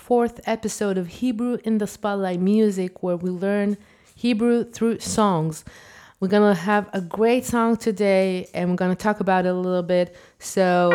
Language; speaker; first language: English; non-native, fluent; Hebrew